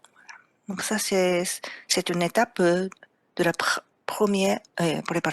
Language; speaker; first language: French; non-native, fluent; Japanese